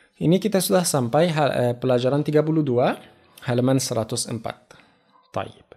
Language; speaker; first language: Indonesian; non-native, fluent; Arabic